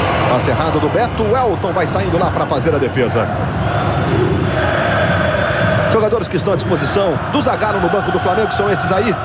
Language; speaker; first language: Portuguese; native; Portuguese